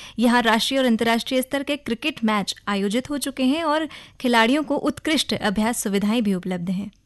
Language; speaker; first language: Hindi; native; Hindi